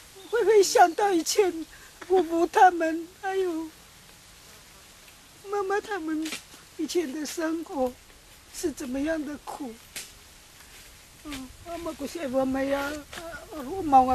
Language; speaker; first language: Chinese; non-native, local second language; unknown